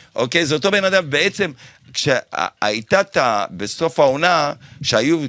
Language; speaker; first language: Hebrew; native; Hebrew